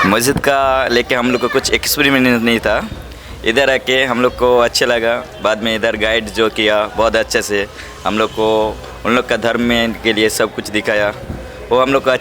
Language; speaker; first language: Hindi; non-native, local second language; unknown